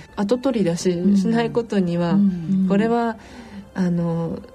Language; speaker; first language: Japanese; native; Japanese